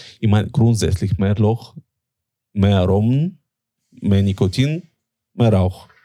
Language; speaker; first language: German; non-native, fluent; Russian